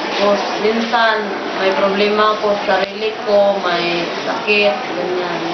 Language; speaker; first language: Filipino; non-native, local second language; Cebuano